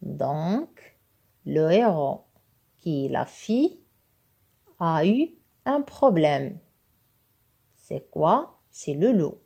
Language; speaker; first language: French; non-native, local second language; Arabic